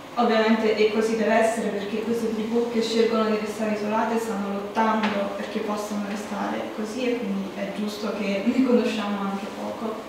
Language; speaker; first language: Italian; early bilingual, other home language; Portuguese